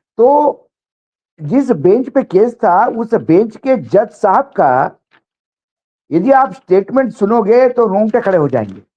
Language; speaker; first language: Hindi; non-native, local second language; Marathi